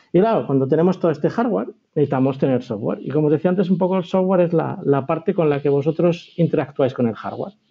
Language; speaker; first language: Spanish; native; Spanish